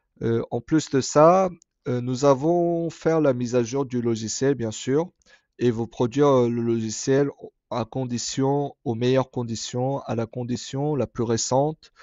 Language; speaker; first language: French; non-native, fluent; Korean